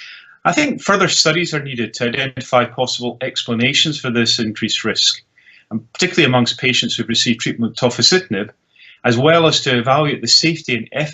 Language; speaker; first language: English; native; English